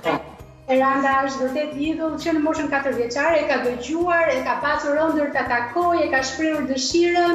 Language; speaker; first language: Albanian; native; Albanian